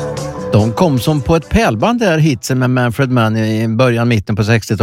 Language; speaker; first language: Swedish; native; Swedish